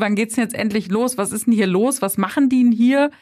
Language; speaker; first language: German; native; German